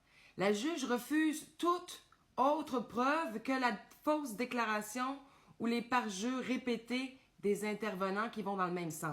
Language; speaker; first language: French; native; French